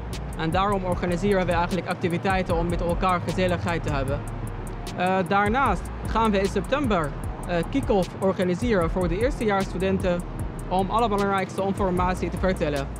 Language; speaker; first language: Dutch; non-native, fluent; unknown